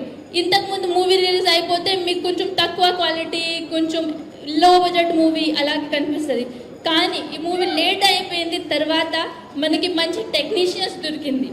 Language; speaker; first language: Telugu; non-native, learner; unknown